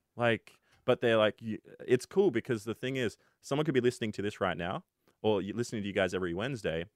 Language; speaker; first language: English; native; English